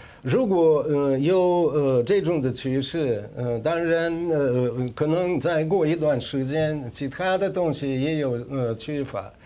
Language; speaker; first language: Chinese; non-native, fluent; Russian